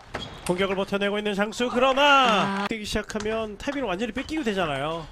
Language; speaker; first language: Korean; native; Korean